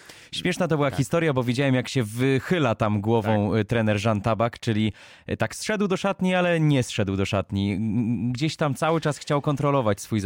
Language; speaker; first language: Polish; native; Polish